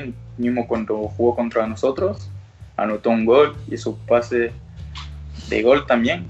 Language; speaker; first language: Spanish; early bilingual, other home language; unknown